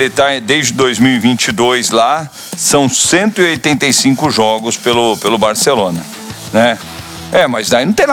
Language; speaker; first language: Portuguese; native; Portuguese